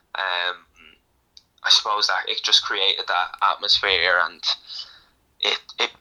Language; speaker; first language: English; native; English